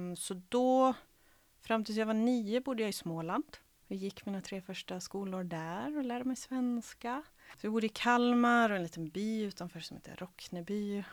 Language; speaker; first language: Swedish; early bilingual, other home language; Serbian